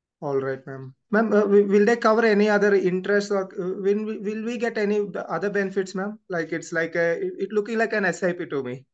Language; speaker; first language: English; non-native, local second language; Telugu